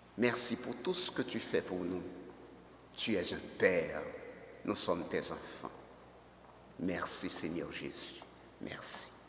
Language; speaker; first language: French; native; French